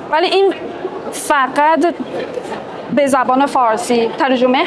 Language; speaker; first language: Persian; non-native, learner; Chinese